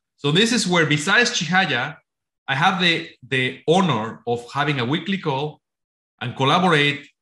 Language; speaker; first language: English; non-native, fluent; Spanish